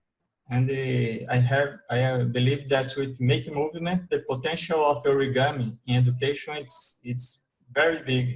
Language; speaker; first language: English; non-native, learner; Portuguese